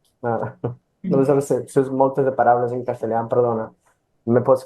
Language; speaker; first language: Catalan; non-native, learner; Portuguese